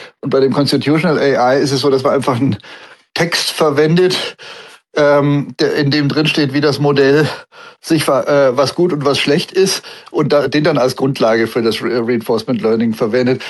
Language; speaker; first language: German; native; German